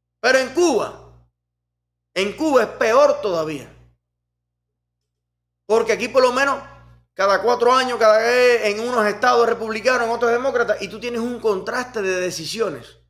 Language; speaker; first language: Spanish; native; Spanish